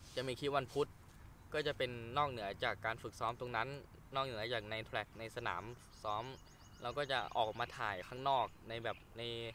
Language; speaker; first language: Thai; native; Thai